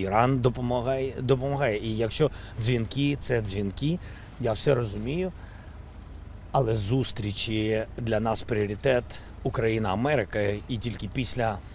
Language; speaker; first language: Ukrainian; non-native, local second language; Russian